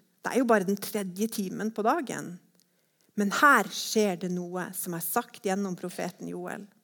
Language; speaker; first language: Norwegian; native; Norwegian